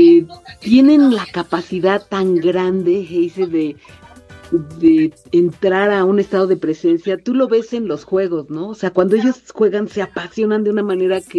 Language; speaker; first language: Spanish; native; Spanish